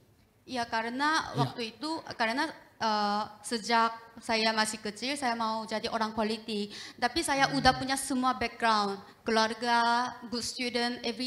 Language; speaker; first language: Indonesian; non-native, fluent; Korean